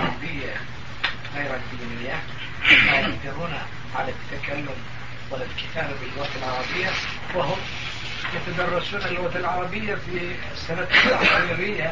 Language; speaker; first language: Arabic; non-native, fluent; Turkish